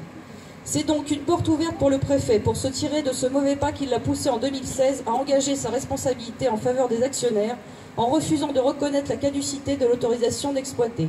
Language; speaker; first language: French; native; French